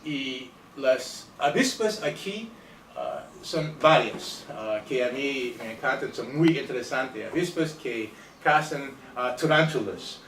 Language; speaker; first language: Spanish; non-native, fluent; English